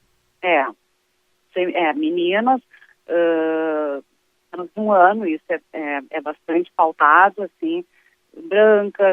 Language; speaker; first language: Portuguese; native; Portuguese